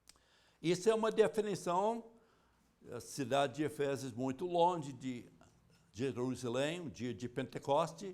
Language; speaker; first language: Portuguese; non-native, fluent; English